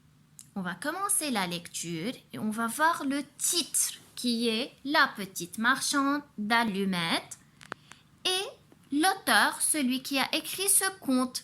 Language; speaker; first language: French; non-native, local second language; Arabic